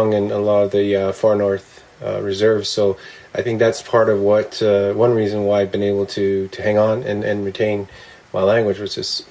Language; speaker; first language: English; non-native, local second language; Cree